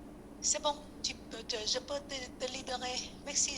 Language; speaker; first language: French; non-native, learner; Vietnamese